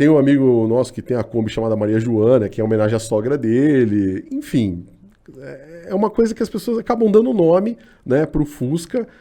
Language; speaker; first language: Portuguese; native; Portuguese